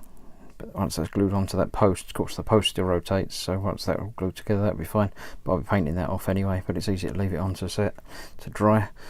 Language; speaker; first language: English; native; English